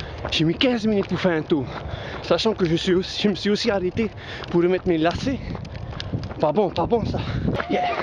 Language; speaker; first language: French; native; French